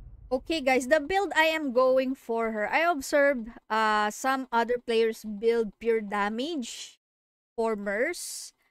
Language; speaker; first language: English; non-native, local second language; Filipino